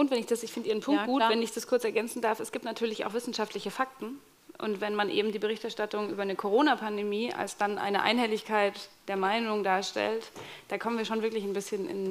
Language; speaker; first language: German; native; German